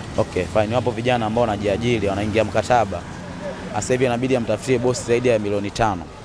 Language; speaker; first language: Swahili; native; Swahili